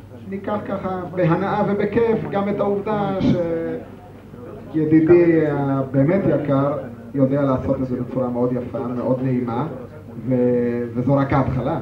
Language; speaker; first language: Hebrew; native; Hebrew